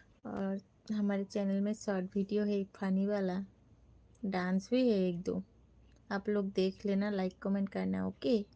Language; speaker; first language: Hindi; non-native, local second language; Bangla